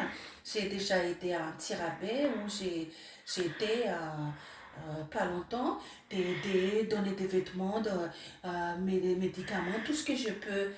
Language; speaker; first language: French; non-native, local second language; Malagasy